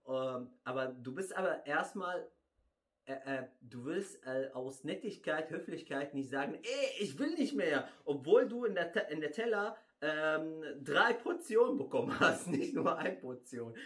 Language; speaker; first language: German; non-native, fluent; Arabic